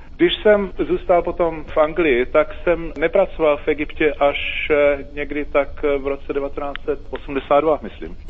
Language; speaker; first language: Czech; native; Czech